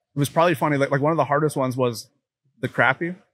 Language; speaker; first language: English; native; English